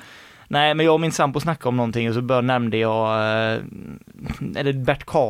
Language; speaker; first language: Swedish; native; Swedish